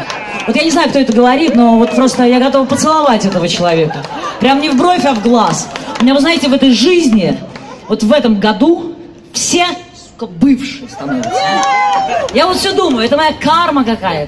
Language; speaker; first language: Russian; native; Russian